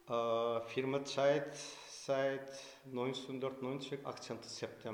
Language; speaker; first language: German; non-native, learner; Turkish